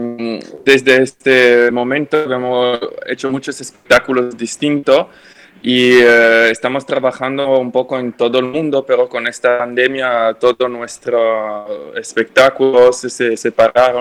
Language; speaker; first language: Spanish; non-native, fluent; French